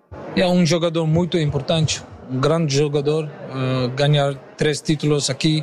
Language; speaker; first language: Portuguese; non-native, learner; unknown